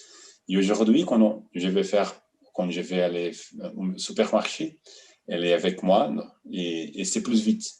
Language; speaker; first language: French; non-native, fluent; Portuguese